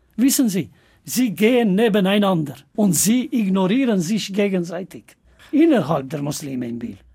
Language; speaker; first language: German; non-native, fluent; Albanian